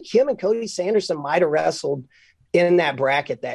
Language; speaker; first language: English; native; English